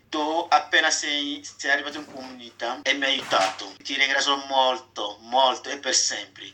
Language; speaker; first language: Italian; non-native, fluent; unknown